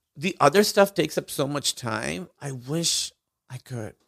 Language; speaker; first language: English; non-native, local second language; Urdu